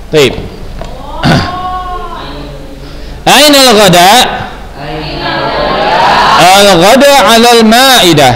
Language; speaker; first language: Arabic; non-native, fluent; Indonesian